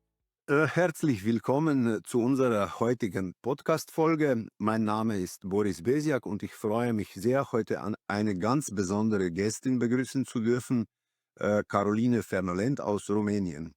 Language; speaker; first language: German; non-native, fluent; Slovenian